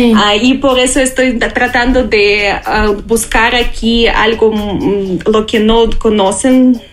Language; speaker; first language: Spanish; non-native, learner; Russian